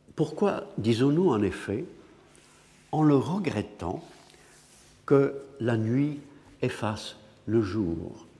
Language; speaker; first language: French; non-native, fluent; English